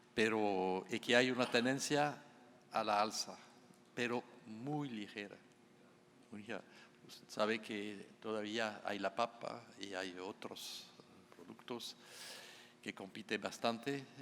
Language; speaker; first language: Spanish; non-native, fluent; French